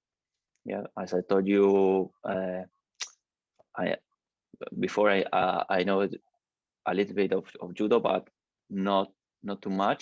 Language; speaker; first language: English; non-native, learner; Spanish